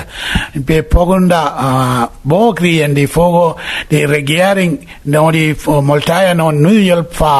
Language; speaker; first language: Danish; non-native, learner; Tamil